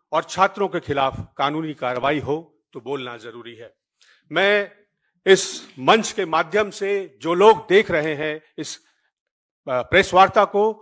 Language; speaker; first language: Hindi; native; Hindi